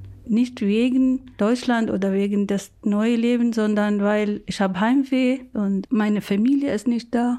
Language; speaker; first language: German; non-native, learner; Arabic